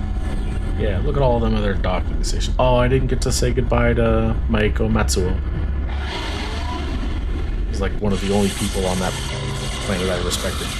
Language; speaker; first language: English; native; English